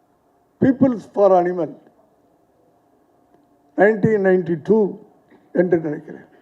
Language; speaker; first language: Tamil; native; Tamil